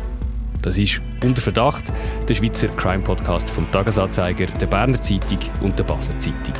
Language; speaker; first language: German; native; German